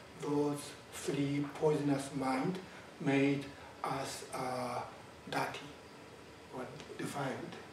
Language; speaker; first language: English; non-native, fluent; Japanese